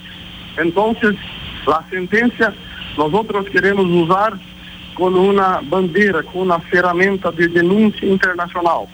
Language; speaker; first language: Spanish; non-native, learner; Portuguese